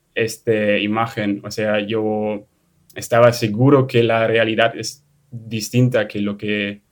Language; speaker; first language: Spanish; non-native, fluent; German